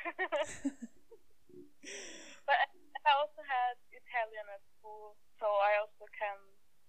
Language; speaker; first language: English; non-native, fluent; German